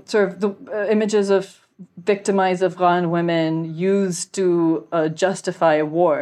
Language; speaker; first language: English; non-native, local second language; Urdu